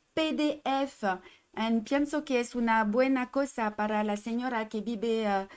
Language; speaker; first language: Spanish; non-native, learner; French